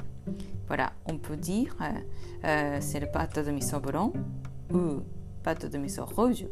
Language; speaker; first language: French; non-native, learner; Japanese